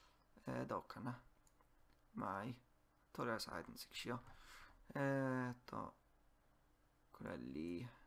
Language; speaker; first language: Japanese; non-native, learner; English